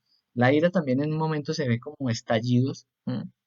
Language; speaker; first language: Spanish; native; Spanish